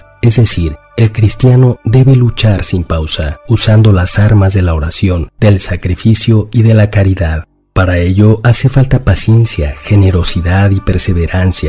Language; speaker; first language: Spanish; native; Spanish